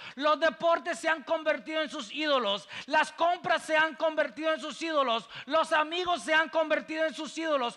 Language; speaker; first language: Spanish; native; Spanish